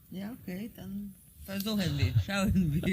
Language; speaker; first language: German; non-native, fluent; Polish